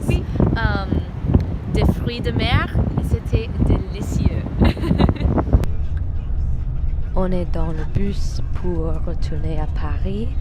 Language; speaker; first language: French; non-native, fluent; English